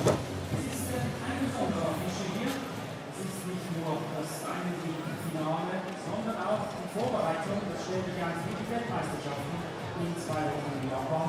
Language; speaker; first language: German; native; German